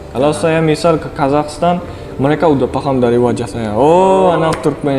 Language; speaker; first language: Indonesian; non-native, fluent; Turkmen